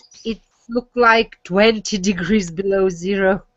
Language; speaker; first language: English; non-native, learner; Russian